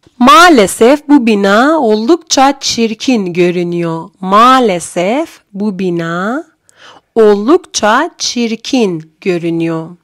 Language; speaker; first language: Turkish; non-native, fluent; Persian